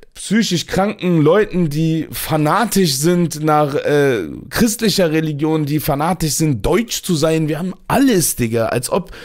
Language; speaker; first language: German; early bilingual, other home language; Turkish